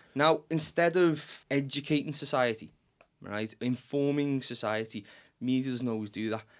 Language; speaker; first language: English; native; English